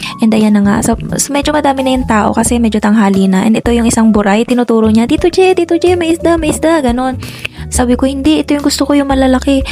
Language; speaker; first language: Filipino; native; Filipino